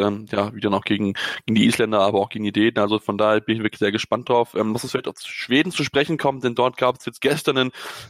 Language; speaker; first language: German; native; German